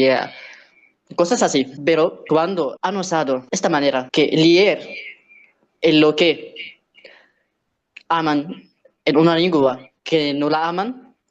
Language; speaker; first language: Spanish; non-native, learner; Arabic